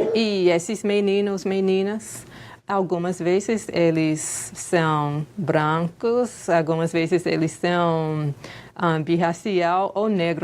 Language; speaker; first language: Portuguese; non-native, fluent; English